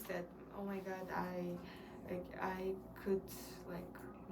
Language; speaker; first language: English; non-native, learner; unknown